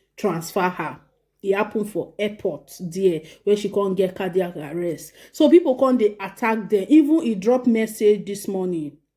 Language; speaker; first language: Nigerian Pidgin; native; Nigerian Pidgin